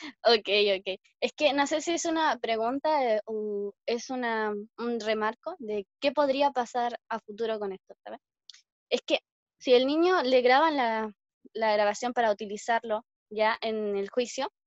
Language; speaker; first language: Spanish; native; Spanish